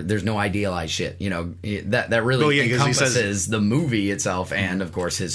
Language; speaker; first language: English; native; English